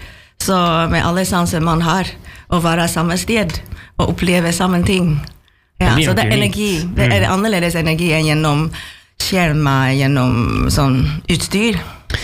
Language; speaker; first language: Norwegian; non-native, learner; Chinese